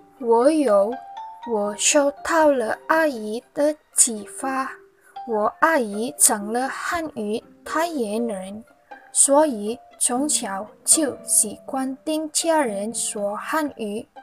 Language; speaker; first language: Chinese; non-native, learner; Indonesian